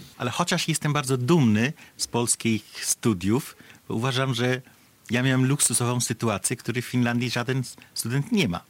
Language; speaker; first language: Polish; non-native, fluent; Bangla